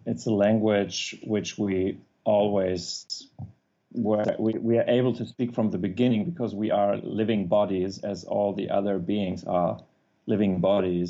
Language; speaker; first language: English; non-native, fluent; German